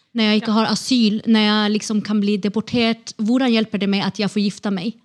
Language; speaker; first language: Norwegian; non-native, fluent; Kurdish